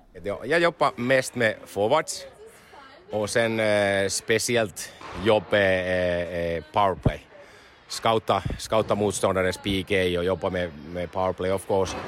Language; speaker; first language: Swedish; non-native, learner; Finnish